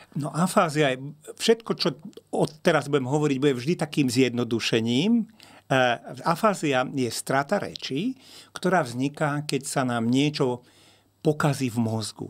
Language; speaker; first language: Slovak; non-native, local second language; Hungarian